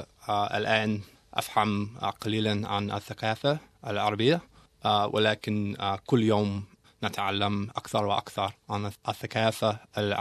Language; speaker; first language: Arabic; non-native, learner; English